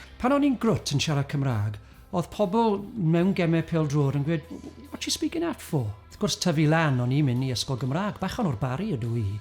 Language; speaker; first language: Welsh; native; Welsh